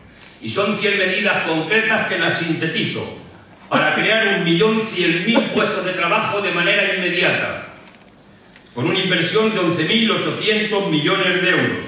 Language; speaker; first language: Spanish; native; Spanish